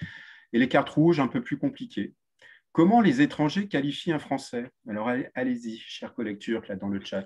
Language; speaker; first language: French; native; French